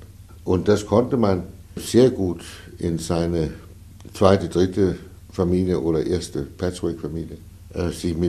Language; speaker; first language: German; non-native, fluent; Danish